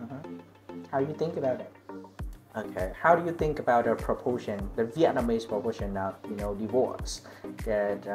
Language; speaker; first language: English; non-native, learner; Vietnamese